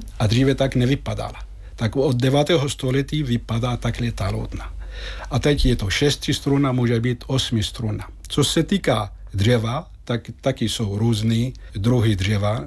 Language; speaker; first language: Czech; non-native, fluent; Arabic